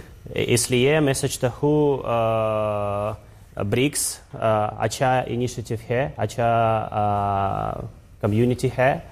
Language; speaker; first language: Hindi; non-native, learner; Russian